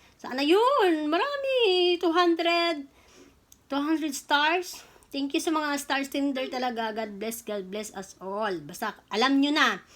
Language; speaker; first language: Filipino; non-native, local second language; Cebuano